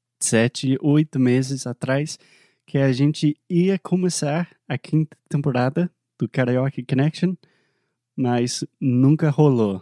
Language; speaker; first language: Portuguese; non-native, fluent; English